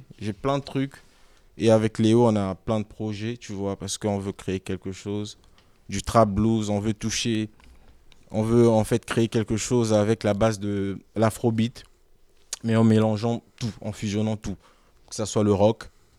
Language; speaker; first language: French; non-native, local second language; Lingala